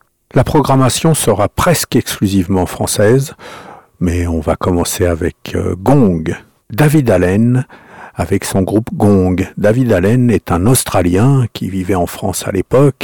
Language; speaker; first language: French; native; French